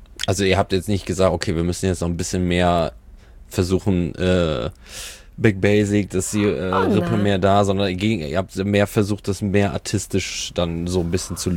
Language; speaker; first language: German; native; German